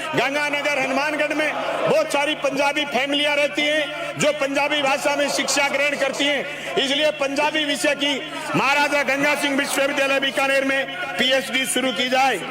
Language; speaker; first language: Hindi; native; Hindi